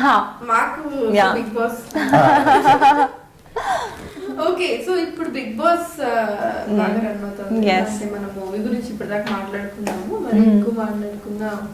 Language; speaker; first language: Telugu; native; Telugu